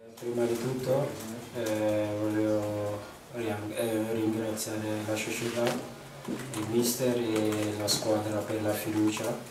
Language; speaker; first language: Italian; non-native, fluent; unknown